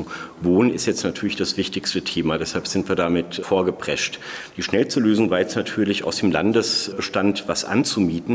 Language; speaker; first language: German; native; German